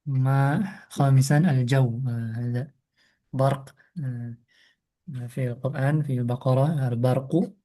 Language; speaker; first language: Arabic; non-native, fluent; Indonesian